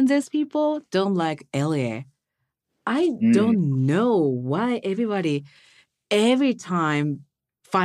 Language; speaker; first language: English; non-native, learner; Japanese